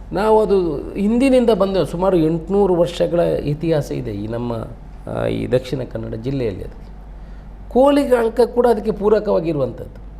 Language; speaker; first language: Kannada; non-native, local second language; Tulu